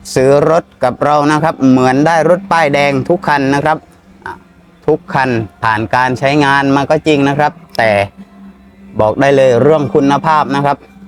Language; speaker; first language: Thai; native; Thai